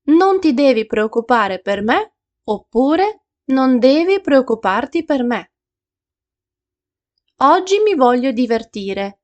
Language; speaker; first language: Italian; non-native, fluent; Ukrainian